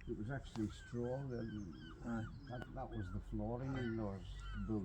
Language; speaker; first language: English; native; English